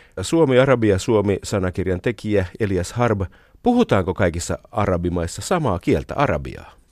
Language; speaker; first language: Finnish; native; Finnish